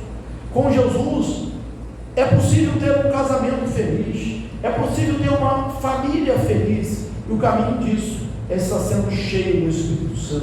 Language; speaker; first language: Portuguese; native; Portuguese